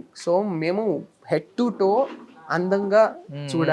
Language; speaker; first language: Telugu; non-native, learner; Kannada